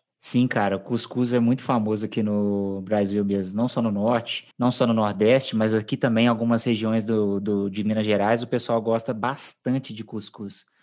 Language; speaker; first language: Portuguese; native; Portuguese